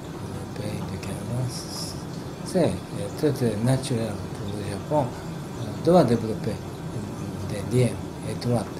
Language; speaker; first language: French; non-native, fluent; Japanese